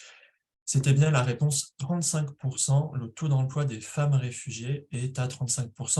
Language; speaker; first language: French; native; French